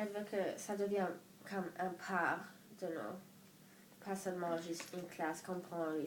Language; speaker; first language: French; non-native, learner; English